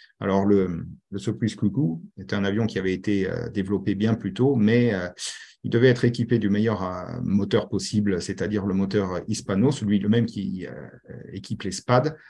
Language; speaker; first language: French; native; French